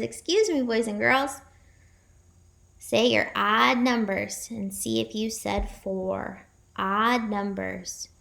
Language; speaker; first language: English; native; English